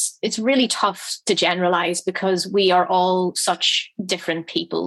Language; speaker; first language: English; native; English